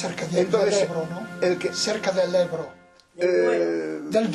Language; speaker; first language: Spanish; non-native, fluent; Portuguese